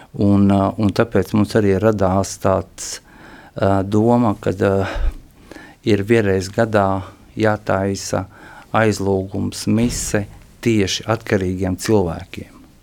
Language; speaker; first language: Latvian; non-native, local second language; Russian